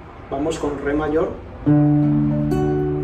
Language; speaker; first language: Spanish; native; Spanish